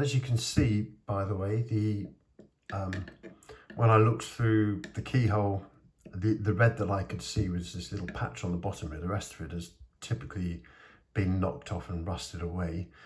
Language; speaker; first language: English; native; English